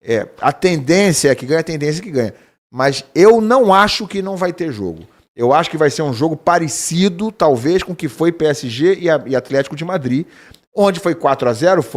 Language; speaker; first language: Portuguese; native; Portuguese